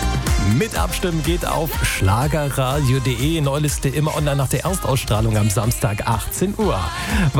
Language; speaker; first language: German; native; German